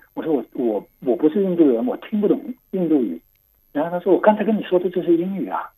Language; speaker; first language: Chinese; non-native, local second language; Cantonese